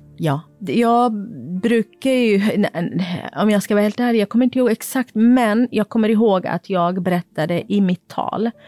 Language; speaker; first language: Swedish; non-native, fluent; Kurdish